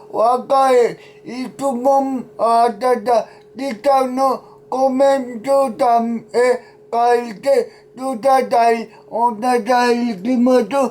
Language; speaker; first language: Japanese; non-native, learner; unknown